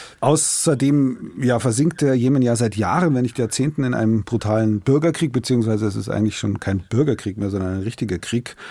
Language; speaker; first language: German; native; German